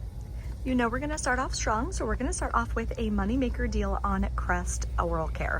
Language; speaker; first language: English; native; English